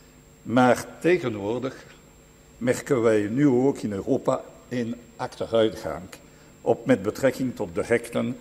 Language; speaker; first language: Dutch; non-native, fluent; French